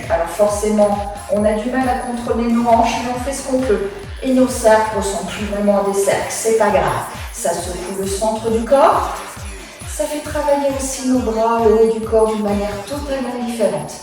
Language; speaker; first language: French; native; French